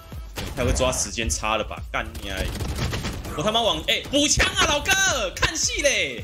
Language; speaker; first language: Chinese; native; Chinese